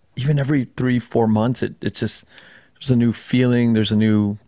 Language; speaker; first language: English; native; English